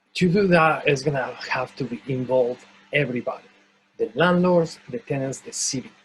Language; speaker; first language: English; non-native, fluent; Spanish